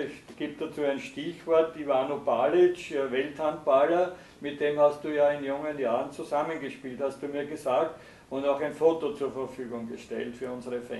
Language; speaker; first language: German; native; German